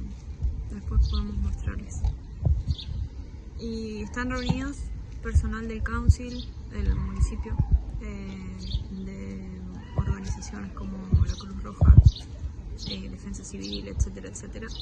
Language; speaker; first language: Spanish; native; Spanish